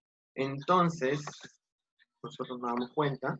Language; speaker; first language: Spanish; native; Spanish